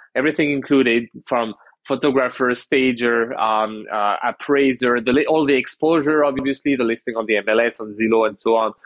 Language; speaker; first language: English; early bilingual, other home language; French